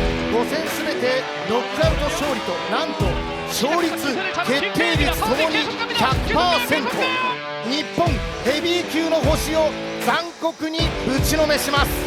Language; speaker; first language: Japanese; native; Japanese